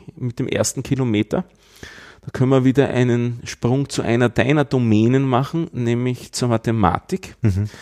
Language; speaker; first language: German; native; German